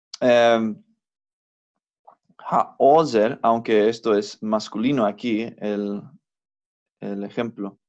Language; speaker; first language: Spanish; non-native, fluent; English